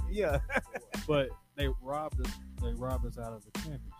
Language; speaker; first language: English; native; English